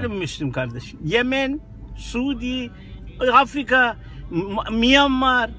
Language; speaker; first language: Arabic; non-native, learner; Turkish